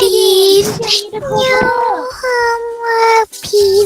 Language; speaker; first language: English; non-native, learner; Thai